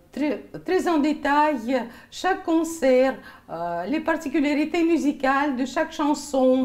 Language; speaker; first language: French; non-native, fluent; Russian